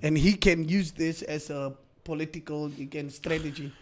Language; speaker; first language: English; non-native, local second language; Afrikaans